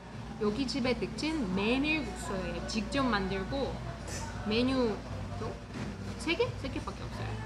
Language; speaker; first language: Korean; non-native, fluent; Russian